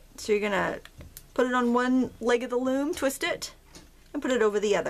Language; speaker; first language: English; native; English